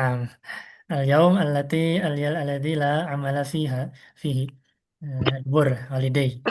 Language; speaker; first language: Arabic; non-native, fluent; Indonesian